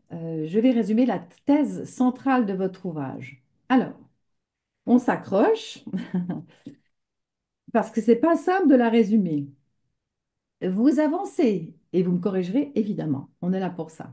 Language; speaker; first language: French; native; French